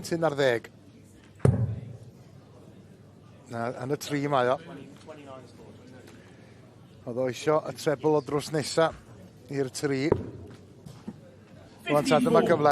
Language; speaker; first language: Welsh; native; Welsh